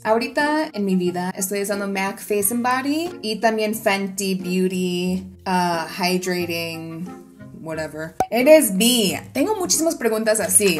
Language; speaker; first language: Spanish; early bilingual, other home language; English